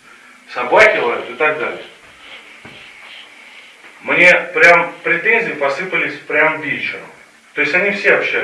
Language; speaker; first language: Russian; native; Russian